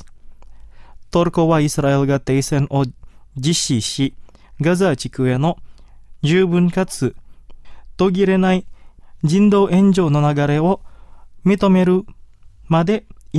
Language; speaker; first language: Japanese; non-native, fluent; Indonesian